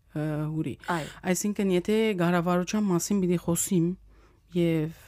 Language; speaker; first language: Armenian; early bilingual, heritage; Armenian